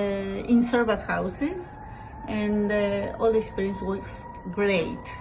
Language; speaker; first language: English; non-native, fluent; Spanish